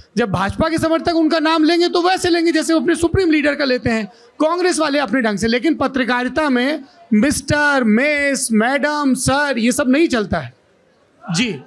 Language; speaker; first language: Hindi; native; Hindi